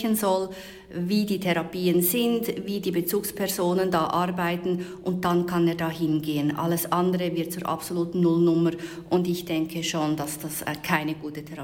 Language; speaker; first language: German; native; German